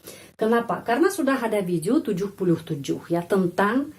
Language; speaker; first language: Indonesian; non-native, fluent; Russian